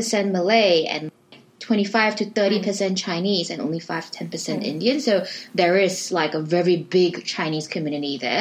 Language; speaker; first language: English; native; English